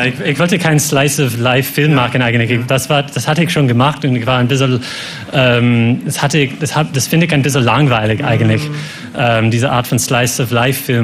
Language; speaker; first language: German; non-native, fluent; English